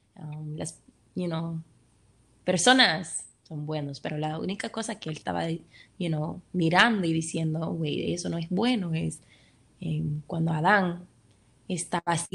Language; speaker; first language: Spanish; early bilingual, heritage; Spanish